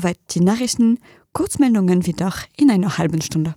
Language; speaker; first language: German; non-native, fluent; French